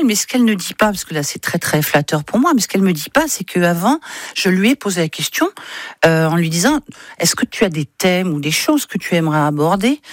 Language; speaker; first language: French; native; French